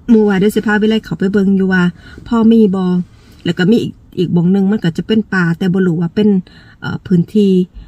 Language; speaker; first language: Thai; native; Thai